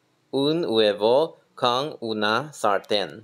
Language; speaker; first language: Spanish; non-native, learner; Chinese